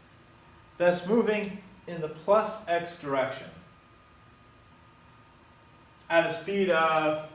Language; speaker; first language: English; native; English